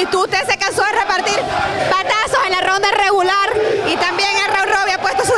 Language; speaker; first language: Spanish; native; Spanish